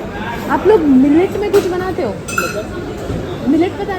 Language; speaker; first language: Hindi; non-native, local second language; Kannada